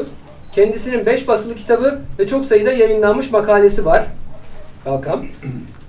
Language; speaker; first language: Turkish; native; Turkish